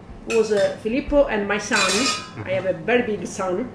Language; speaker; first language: English; non-native, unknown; Italian